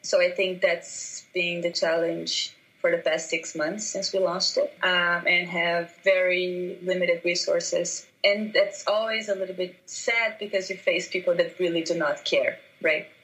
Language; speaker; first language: English; non-native, fluent; Portuguese